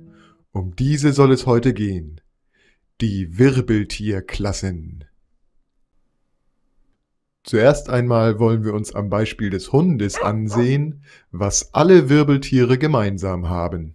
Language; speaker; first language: German; native; German